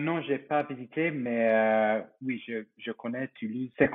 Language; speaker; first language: French; non-native, fluent; English